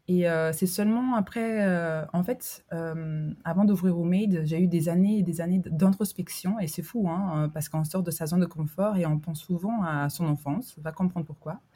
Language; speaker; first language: French; early bilingual, other home language; Albanian